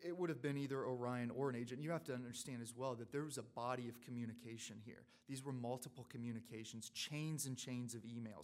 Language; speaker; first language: English; native; English